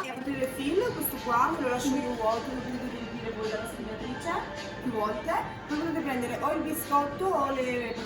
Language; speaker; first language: Italian; native; Italian